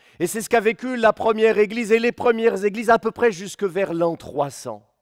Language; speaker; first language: French; native; French